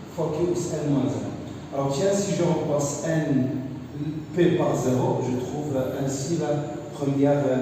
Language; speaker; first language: French; non-native, local second language; Arabic